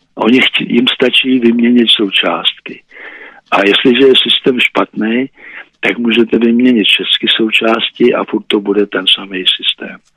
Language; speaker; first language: Czech; native; Czech